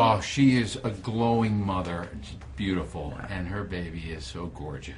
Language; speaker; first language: English; native; English